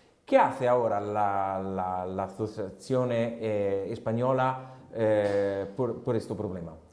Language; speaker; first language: Spanish; non-native, learner; Italian